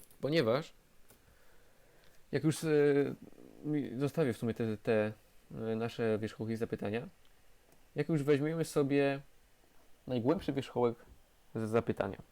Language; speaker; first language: Polish; native; Polish